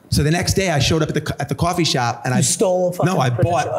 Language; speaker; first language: English; native; English